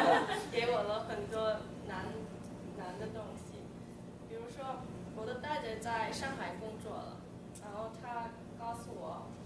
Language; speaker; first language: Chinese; non-native, learner; English